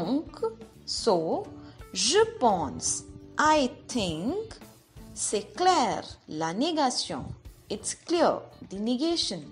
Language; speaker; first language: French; non-native, fluent; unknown